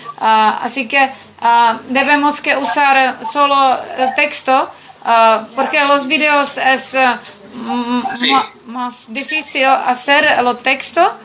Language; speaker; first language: Spanish; non-native, learner; Czech